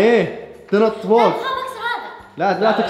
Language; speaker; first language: Arabic; native; Arabic